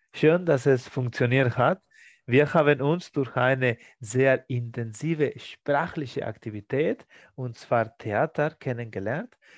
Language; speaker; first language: German; non-native, fluent; Spanish